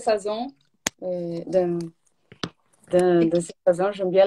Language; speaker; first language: French; non-native, learner; Portuguese